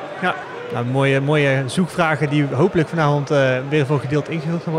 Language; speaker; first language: Dutch; native; Dutch